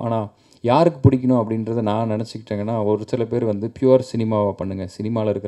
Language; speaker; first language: Tamil; native; Tamil